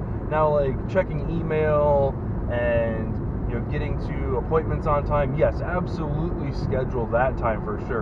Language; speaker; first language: English; native; English